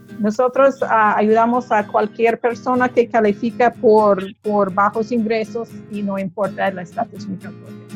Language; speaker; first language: Spanish; non-native, fluent; English